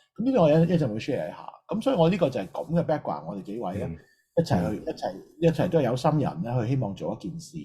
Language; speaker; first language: Cantonese; native; Cantonese